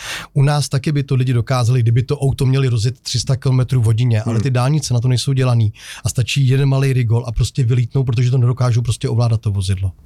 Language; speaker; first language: Czech; native; Czech